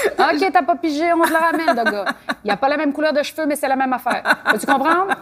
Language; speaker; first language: French; native; French